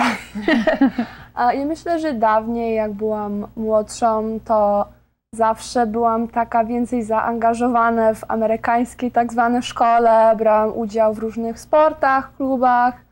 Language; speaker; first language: Polish; early bilingual, heritage; Polish